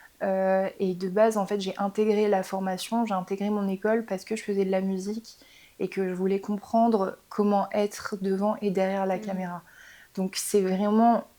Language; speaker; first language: French; native; French